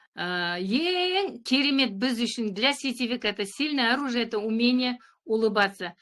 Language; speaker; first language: Russian; non-native, local second language; Kazakh